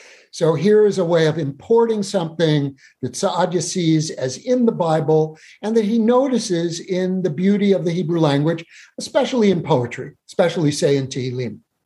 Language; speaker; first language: English; native; English